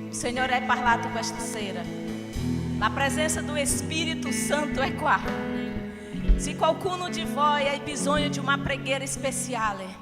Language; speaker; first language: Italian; non-native, learner; Portuguese